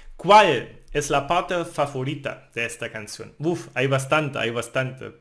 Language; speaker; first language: Spanish; non-native, fluent; German